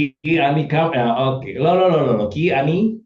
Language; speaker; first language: Hebrew; non-native, fluent; Indonesian